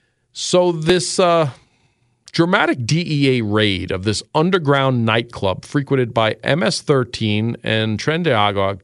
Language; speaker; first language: English; native; English